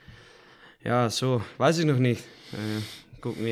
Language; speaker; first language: German; non-native, learner; Dutch